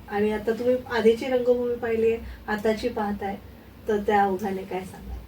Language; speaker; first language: Marathi; native; Marathi